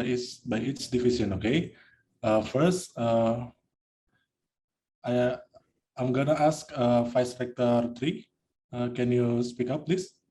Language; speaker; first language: English; non-native, learner; Indonesian